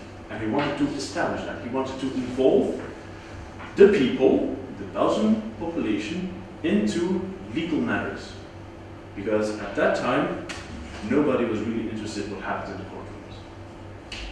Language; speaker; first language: English; non-native, fluent; Dutch